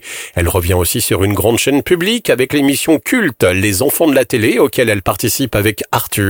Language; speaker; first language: French; native; French